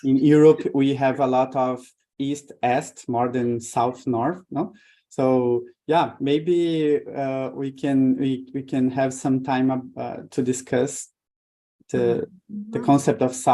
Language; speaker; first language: English; non-native, fluent; Portuguese